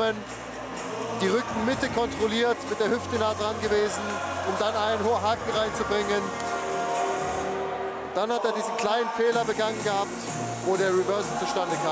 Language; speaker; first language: German; native; German